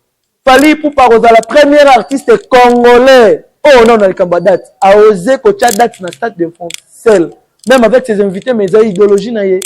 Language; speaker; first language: French; non-native, local second language; Lingala